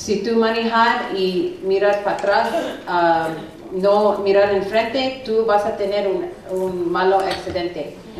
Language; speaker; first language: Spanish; non-native, learner; English